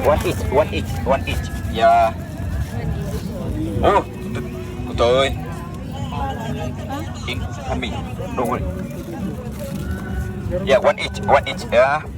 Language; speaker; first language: English; non-native, learner; Vietnamese